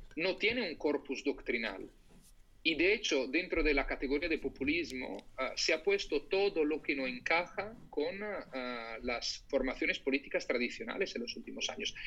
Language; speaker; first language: Spanish; non-native, fluent; Italian